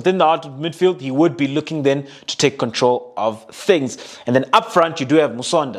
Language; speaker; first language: English; non-native, local second language; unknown